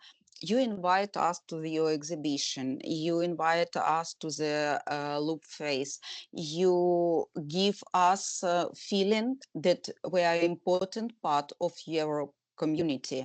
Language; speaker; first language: English; non-native, learner; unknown